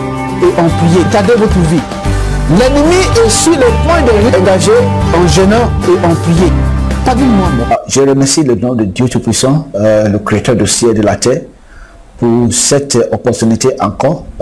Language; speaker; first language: French; non-native, fluent; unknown